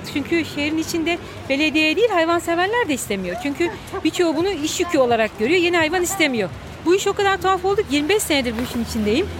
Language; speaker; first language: Turkish; native; Turkish